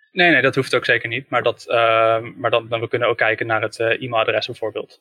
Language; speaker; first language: Dutch; native; Dutch